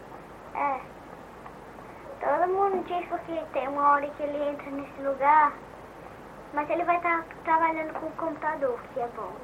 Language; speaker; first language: Portuguese; early bilingual, heritage; Portuguese